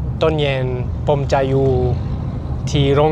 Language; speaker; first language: Thai; non-native, learner; French